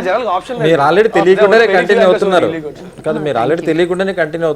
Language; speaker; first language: Telugu; native; Telugu